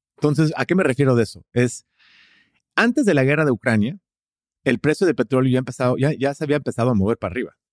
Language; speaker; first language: Spanish; early bilingual, heritage; Spanish